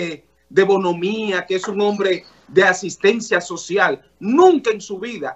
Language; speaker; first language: Spanish; native; Spanish